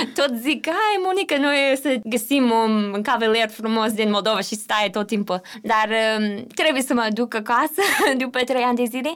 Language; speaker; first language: Romanian; non-native, learner; English